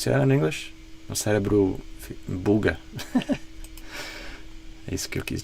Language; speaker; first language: Portuguese; non-native, fluent; English